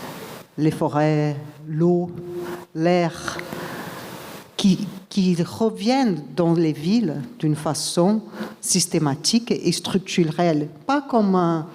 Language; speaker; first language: French; non-native, fluent; Portuguese